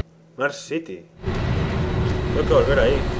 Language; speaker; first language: Spanish; native; Spanish